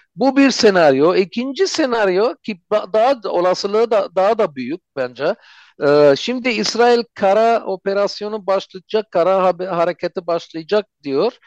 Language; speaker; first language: Turkish; non-native, fluent; Armenian